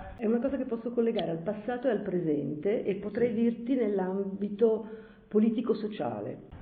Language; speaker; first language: Italian; native; Italian